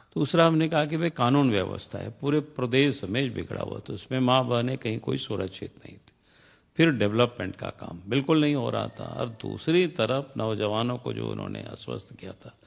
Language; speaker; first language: Hindi; non-native, local second language; Santali